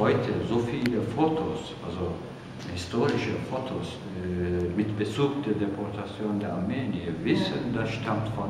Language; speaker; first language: German; non-native, fluent; Turkish